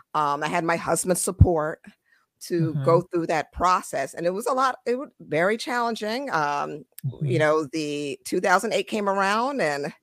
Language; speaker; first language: English; native; English